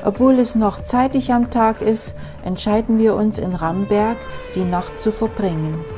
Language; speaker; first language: German; native; German